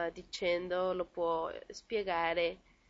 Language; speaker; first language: Italian; non-native, learner; Spanish